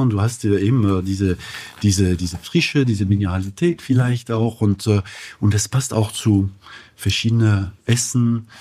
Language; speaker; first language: German; non-native, fluent; French